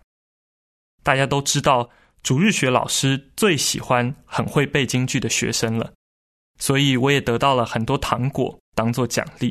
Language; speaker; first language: Chinese; native; Chinese